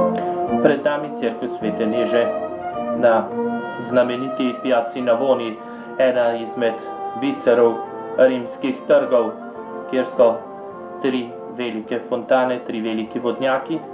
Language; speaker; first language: Slovenian; native; Slovenian